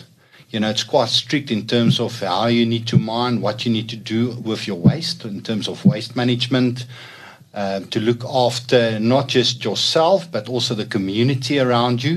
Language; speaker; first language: English; non-native, local second language; Afrikaans